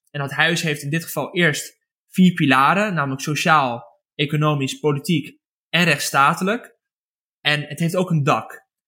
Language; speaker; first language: Dutch; native; Dutch